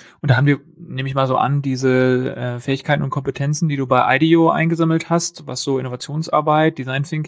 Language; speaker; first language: German; native; German